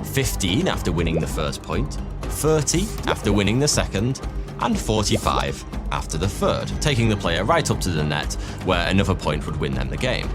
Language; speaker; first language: English; native; English